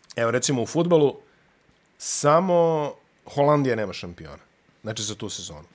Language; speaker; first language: Bosnian; native; Bosnian